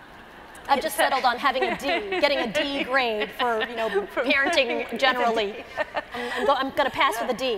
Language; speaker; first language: English; native; English